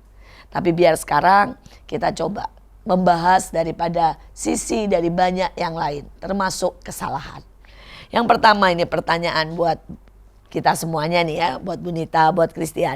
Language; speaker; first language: Indonesian; native; Indonesian